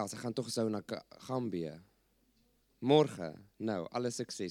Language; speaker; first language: Dutch; non-native, fluent; English